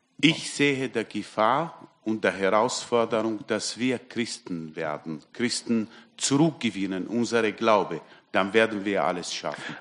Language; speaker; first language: German; non-native, fluent; Armenian